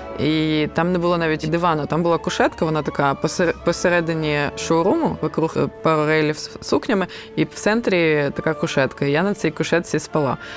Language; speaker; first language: Ukrainian; non-native, local second language; Russian